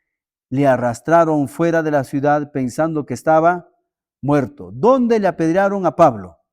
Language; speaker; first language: Spanish; native; Spanish